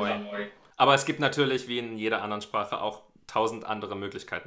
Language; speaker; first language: German; native; German